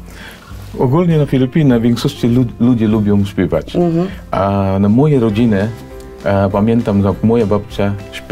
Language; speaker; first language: Polish; non-native, fluent; Cebuano